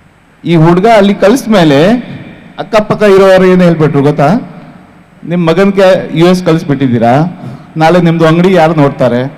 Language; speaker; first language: Kannada; non-native, fluent; Hindi